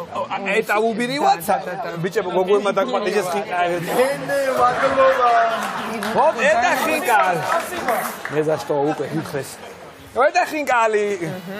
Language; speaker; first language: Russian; non-native, learner; Georgian